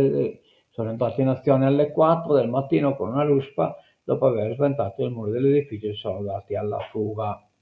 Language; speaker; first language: Italian; non-native, local second language; Sardinian